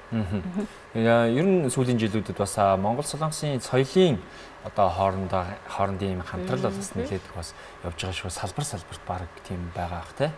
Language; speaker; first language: Mongolian; native; Mongolian